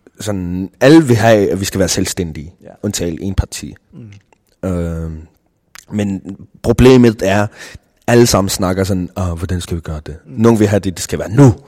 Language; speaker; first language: Danish; non-native, local second language; Kalaallisut